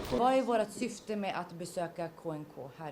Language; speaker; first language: Swedish; non-native, fluent; Kurdish